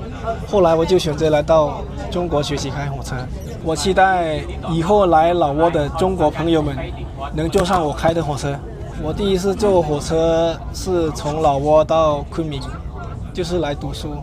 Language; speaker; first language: Chinese; non-native, fluent; Lao